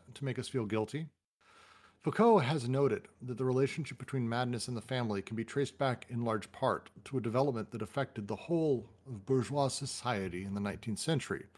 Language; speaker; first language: English; native; English